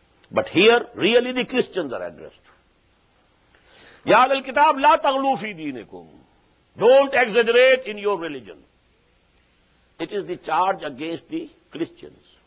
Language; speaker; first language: English; non-native, local second language; Urdu